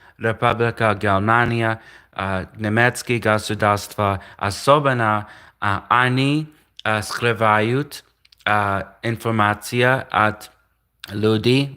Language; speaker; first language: Russian; non-native, learner; English